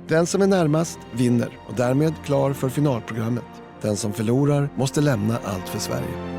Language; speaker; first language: Swedish; native; Swedish